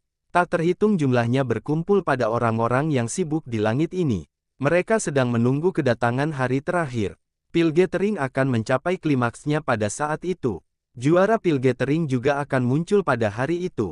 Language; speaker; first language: Indonesian; native; Indonesian